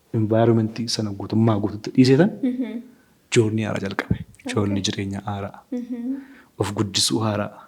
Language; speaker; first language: Oromo; native; Oromo